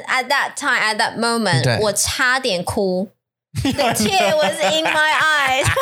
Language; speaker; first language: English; non-native, fluent; Chinese